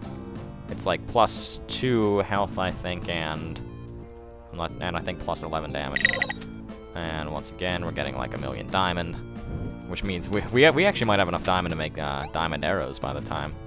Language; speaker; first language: English; native; English